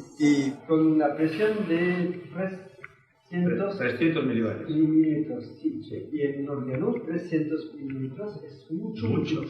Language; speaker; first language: Spanish; non-native, learner; French